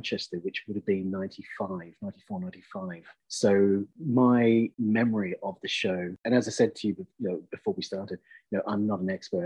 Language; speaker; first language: English; native; English